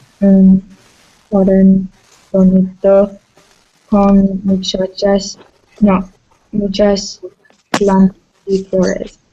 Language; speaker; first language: Spanish; non-native, learner; English